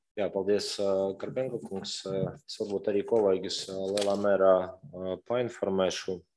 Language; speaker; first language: Latvian; non-native, local second language; Russian